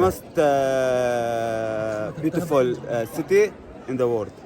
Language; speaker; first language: English; non-native, learner; Arabic